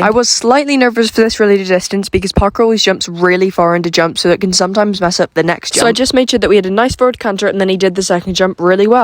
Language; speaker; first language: English; native; English